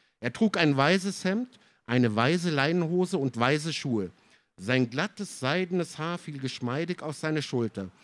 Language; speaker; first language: German; early bilingual, other home language; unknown